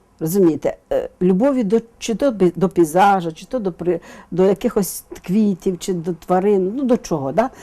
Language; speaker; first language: Ukrainian; native; Ukrainian